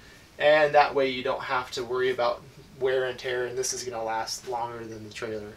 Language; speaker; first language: English; native; English